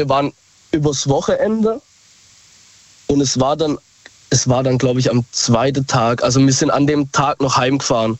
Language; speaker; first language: German; native; German